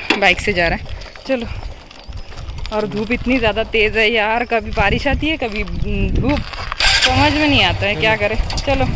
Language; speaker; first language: Hindi; native; Hindi